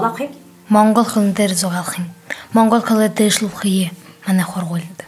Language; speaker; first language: Mongolian; non-native, learner; Buriat